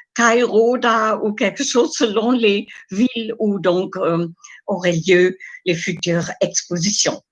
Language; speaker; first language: French; non-native, fluent; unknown